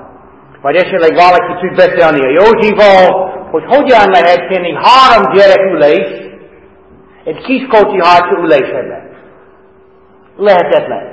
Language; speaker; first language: Hungarian; non-native, fluent; English